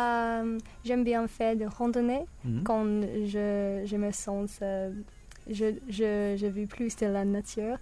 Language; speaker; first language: French; non-native, learner; English